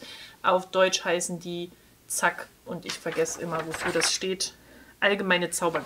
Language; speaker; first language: German; native; German